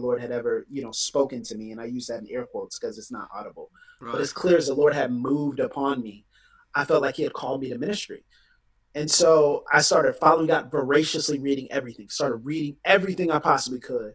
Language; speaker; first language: English; native; English